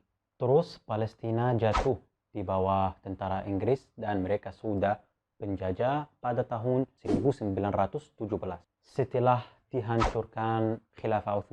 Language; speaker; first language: Indonesian; non-native, fluent; Arabic